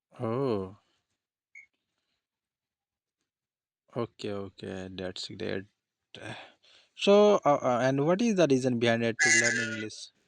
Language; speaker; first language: English; non-native, learner; Hindi